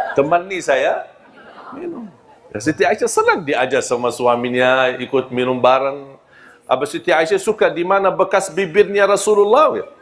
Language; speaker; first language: Malay; non-native, fluent; Arabic